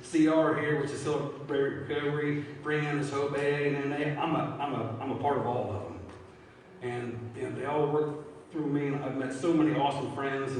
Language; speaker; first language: English; native; English